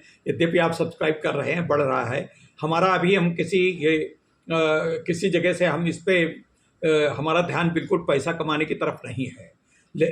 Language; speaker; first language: Hindi; native; Hindi